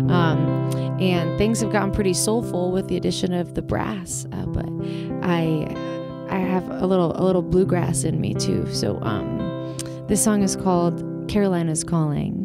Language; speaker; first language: English; native; English